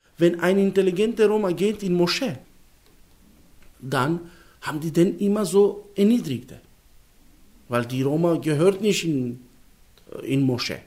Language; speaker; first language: German; non-native, learner; Macedonian